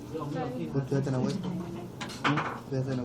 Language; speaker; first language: Spanish; native; Spanish